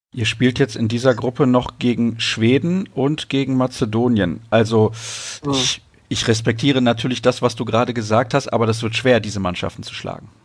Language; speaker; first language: German; native; German